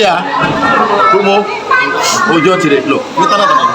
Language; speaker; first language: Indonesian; non-native, local second language; Javanese